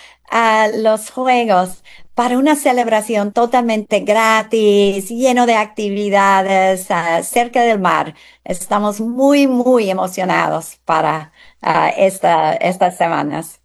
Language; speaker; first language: Spanish; non-native, fluent; English